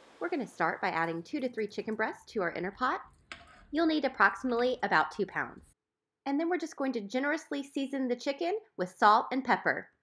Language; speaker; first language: English; native; English